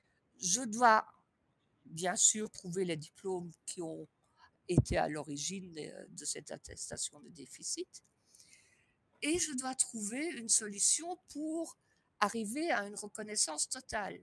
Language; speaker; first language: French; non-native, fluent; German